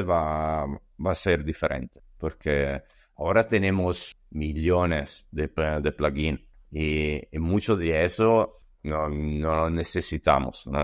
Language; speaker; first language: Spanish; non-native, learner; Italian